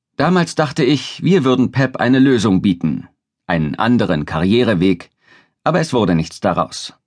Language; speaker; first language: German; native; German